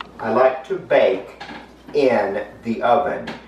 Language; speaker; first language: English; native; English